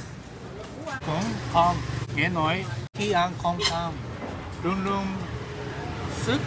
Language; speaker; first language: Vietnamese; non-native, learner; Japanese